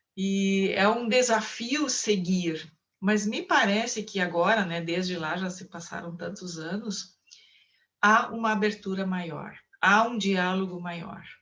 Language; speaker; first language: Portuguese; non-native, local second language; German